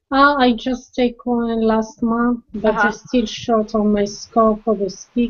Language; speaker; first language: English; non-native, learner; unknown